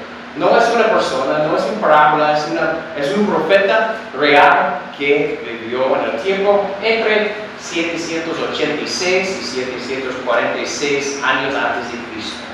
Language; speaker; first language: Spanish; non-native, fluent; English